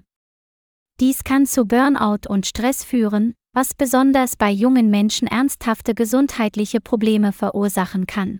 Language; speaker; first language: German; non-native, learner; Vietnamese